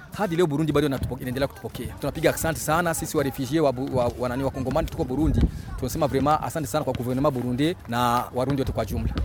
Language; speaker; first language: Swahili; native; Swahili